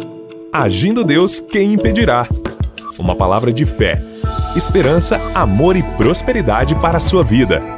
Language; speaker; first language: Portuguese; native; Portuguese